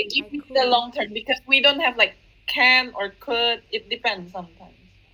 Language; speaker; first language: English; non-native, fluent; Indonesian